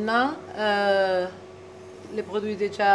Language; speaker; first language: French; non-native, fluent; Spanish